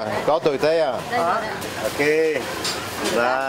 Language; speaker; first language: Vietnamese; non-native, fluent; French